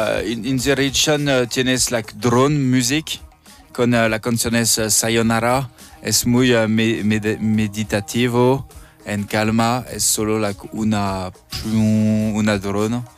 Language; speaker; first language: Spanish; non-native, learner; French